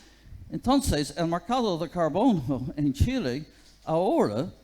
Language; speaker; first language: Spanish; non-native, fluent; English